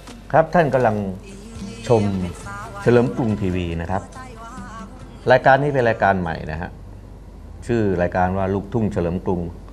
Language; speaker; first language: Thai; native; Thai